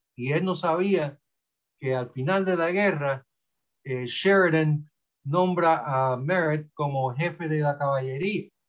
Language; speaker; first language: Spanish; early bilingual, heritage; Spanish